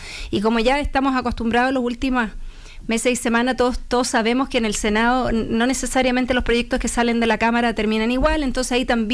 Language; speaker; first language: Spanish; native; Spanish